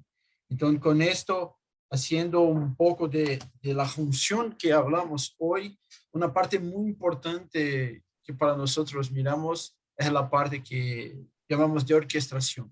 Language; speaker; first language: Spanish; non-native, fluent; Portuguese